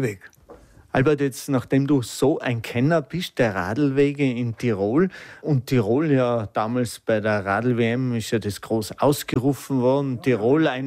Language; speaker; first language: German; native; German